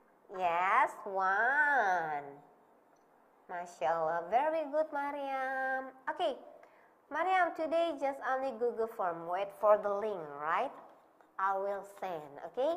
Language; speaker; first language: English; non-native, learner; Indonesian